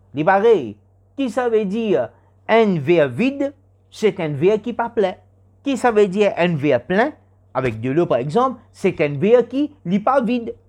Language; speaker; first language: French; non-native, learner; Morisyen